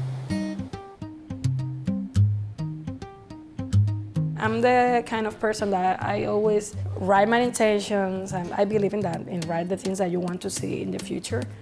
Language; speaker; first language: English; non-native, fluent; Spanish